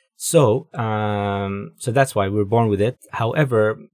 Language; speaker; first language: English; non-native, fluent; Arabic